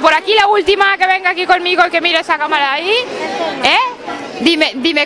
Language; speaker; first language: Spanish; native; Spanish